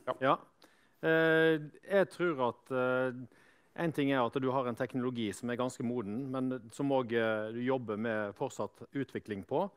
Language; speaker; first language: Norwegian; native; Norwegian